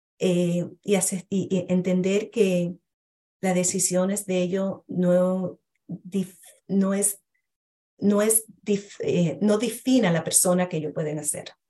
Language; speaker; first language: Spanish; early bilingual, heritage; Spanish